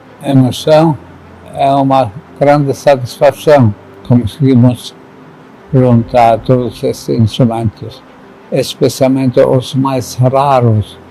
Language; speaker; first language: Portuguese; non-native, fluent; German